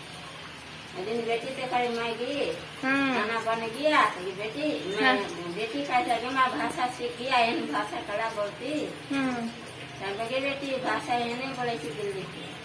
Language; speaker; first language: Hindi; non-native, local second language; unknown